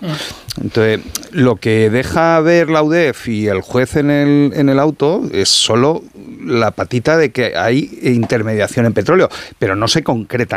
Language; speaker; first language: Spanish; native; Spanish